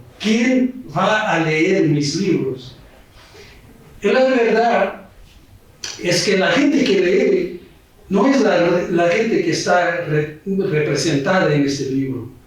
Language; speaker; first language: Spanish; non-native, fluent; Portuguese